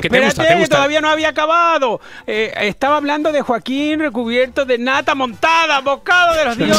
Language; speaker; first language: Spanish; native; Spanish